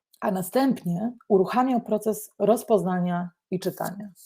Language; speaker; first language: Polish; native; Polish